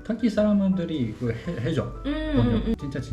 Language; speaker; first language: Korean; non-native, learner; Japanese